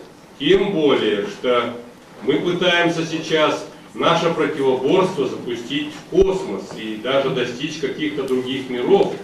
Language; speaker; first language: Russian; native; Russian